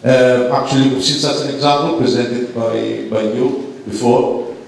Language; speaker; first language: English; non-native, fluent; Greek